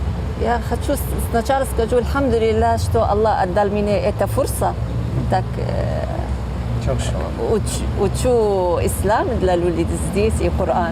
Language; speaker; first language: Russian; non-native, learner; Turkish